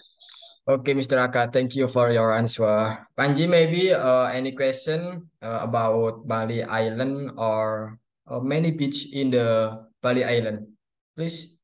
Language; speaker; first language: English; non-native, learner; Indonesian